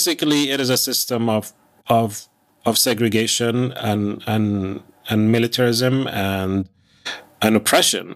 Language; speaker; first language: English; non-native, fluent; Arabic